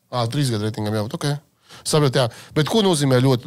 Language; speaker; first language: Latvian; native; Latvian